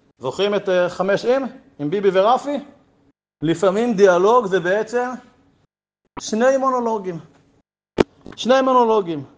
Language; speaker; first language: Hebrew; native; Hebrew